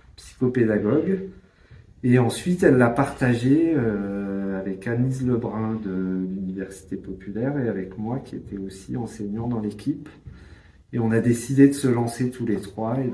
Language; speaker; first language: French; native; French